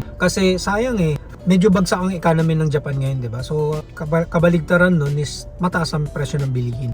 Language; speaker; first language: Filipino; native; Filipino